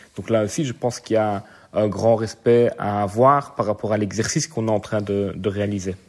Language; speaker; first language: French; native; French